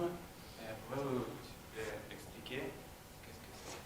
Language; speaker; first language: French; non-native, learner; Russian